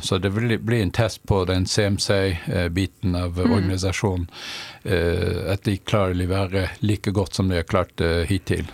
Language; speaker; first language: Norwegian; non-native, fluent; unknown